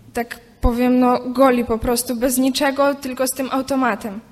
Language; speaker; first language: Polish; non-native, fluent; Ukrainian